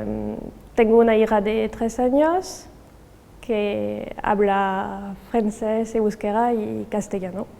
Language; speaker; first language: Spanish; non-native, fluent; French